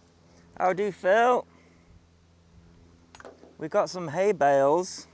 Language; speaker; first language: English; native; English